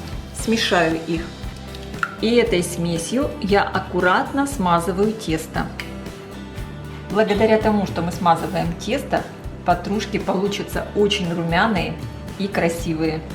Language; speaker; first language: Russian; native; Russian